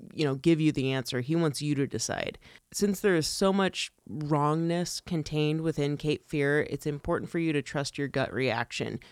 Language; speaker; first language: English; early bilingual, other home language; Italian